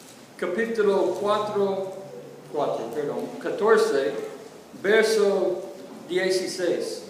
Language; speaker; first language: Spanish; non-native, learner; English